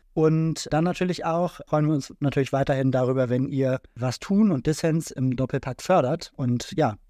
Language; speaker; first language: German; native; German